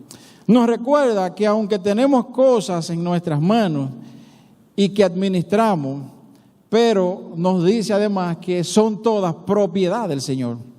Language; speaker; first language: Spanish; native; Spanish